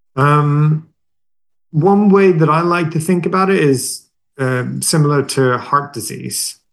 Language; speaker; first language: English; non-native, fluent; Swedish